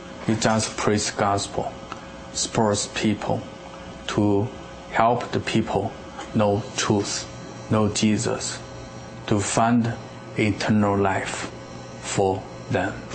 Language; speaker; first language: English; non-native, learner; Chinese